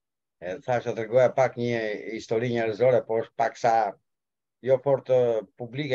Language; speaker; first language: Albanian; native; Albanian